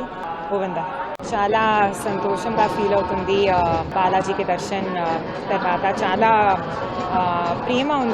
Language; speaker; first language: Telugu; non-native, learner; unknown